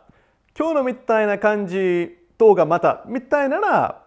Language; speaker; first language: Japanese; non-native, learner; English